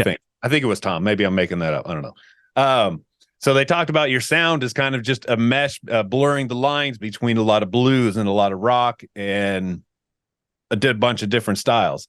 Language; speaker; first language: English; native; English